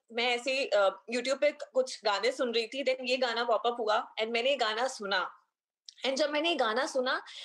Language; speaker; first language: Hindi; native; Hindi